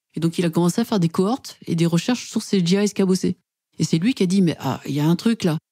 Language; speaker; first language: French; native; French